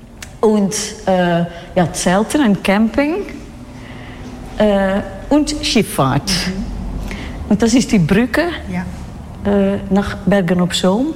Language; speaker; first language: German; non-native, learner; Dutch